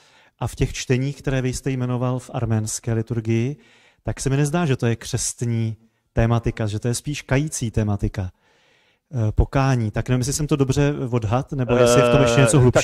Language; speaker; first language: Czech; native; Czech